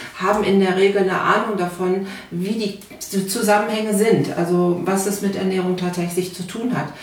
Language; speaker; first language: German; native; German